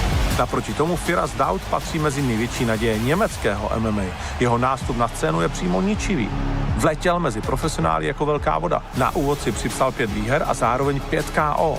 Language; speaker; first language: Czech; native; Czech